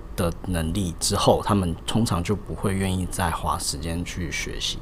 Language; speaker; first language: Chinese; native; Chinese